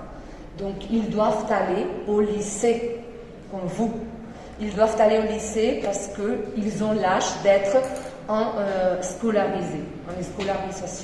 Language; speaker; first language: French; non-native, fluent; Spanish